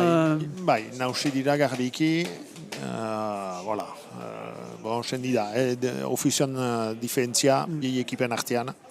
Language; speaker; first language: Basque; native; Basque